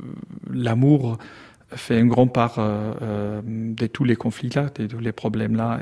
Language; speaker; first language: French; non-native, learner; German